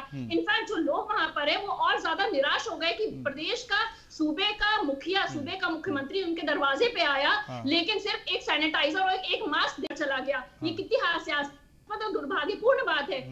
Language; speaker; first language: Hindi; native; Hindi